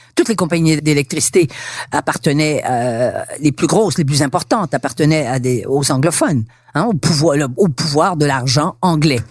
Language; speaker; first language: French; native; French